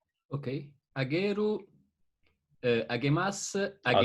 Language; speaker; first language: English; non-native, learner; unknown